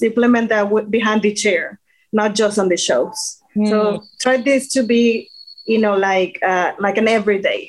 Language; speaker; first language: English; non-native, fluent; Spanish